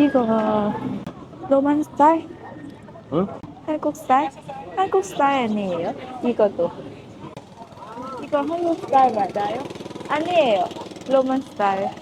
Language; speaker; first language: Korean; non-native, learner; Thai